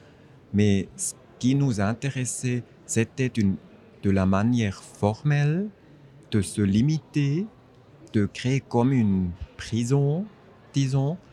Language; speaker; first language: French; non-native, fluent; German